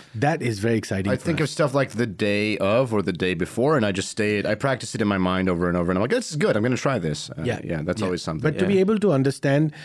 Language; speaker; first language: English; early bilingual, heritage; Arabic